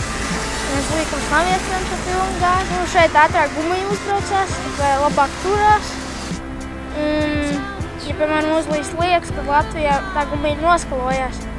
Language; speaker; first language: Latvian; native; Latvian